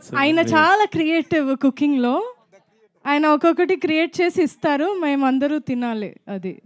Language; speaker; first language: Telugu; non-native, fluent; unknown